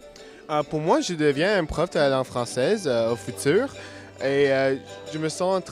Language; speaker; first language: French; non-native, local second language; English